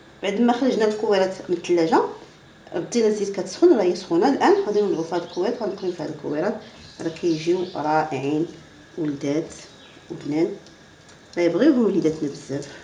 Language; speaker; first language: Arabic; native; Arabic